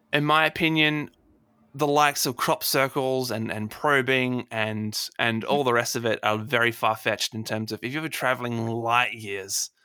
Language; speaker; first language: English; native; English